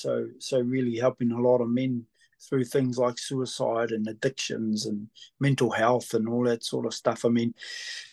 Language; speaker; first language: English; native; English